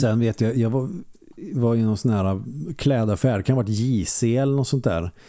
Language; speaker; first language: Swedish; native; Swedish